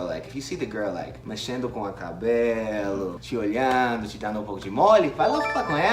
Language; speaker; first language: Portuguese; non-native, fluent; English